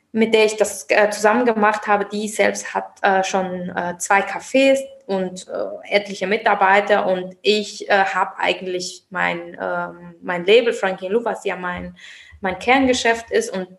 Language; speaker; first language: German; native; German